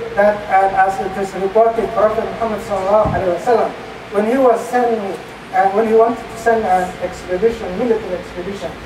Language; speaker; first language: English; non-native, fluent; Somali